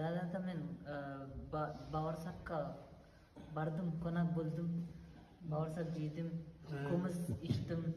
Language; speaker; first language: Kazakh; non-native, learner; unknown